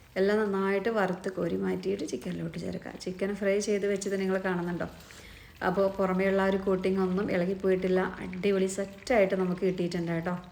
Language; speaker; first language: Malayalam; native; Malayalam